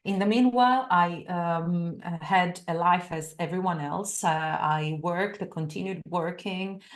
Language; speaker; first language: English; non-native, fluent; Italian